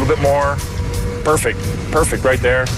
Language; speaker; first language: English; native; English